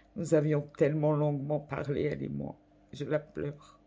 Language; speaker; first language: French; non-native, local second language; Arabic